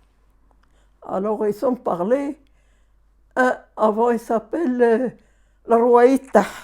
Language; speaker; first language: French; non-native, learner; Arabic